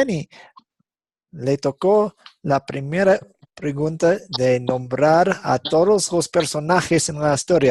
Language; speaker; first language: Spanish; non-native, fluent; English